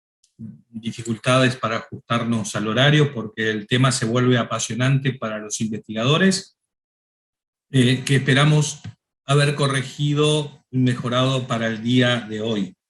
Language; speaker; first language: Spanish; native; Spanish